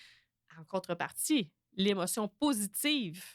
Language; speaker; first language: French; native; French